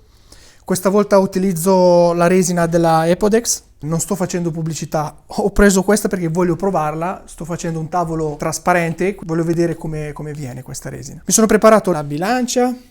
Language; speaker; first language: Italian; native; Italian